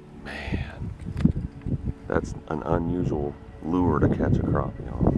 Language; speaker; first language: English; native; English